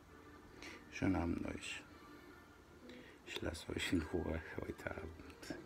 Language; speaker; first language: German; non-native, local second language; Persian